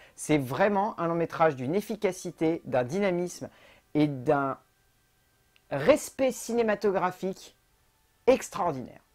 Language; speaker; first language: French; native; French